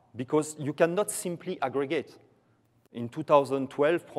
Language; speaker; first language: English; non-native, fluent; French